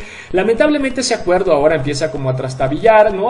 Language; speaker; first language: Spanish; native; Spanish